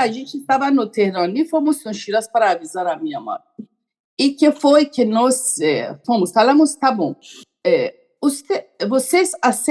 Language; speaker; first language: Portuguese; non-native, learner; Persian